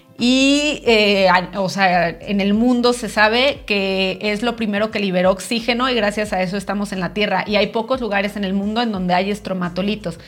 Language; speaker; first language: Spanish; native; Spanish